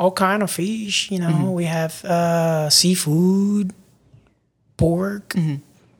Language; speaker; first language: English; non-native, fluent; Spanish